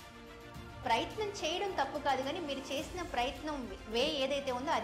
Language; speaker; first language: Telugu; native; Telugu